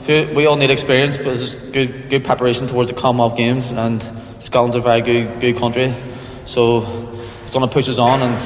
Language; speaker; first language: English; native; English